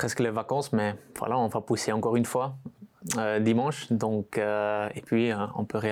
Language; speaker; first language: French; non-native, local second language; Dutch